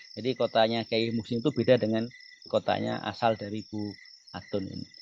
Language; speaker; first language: Indonesian; native; Indonesian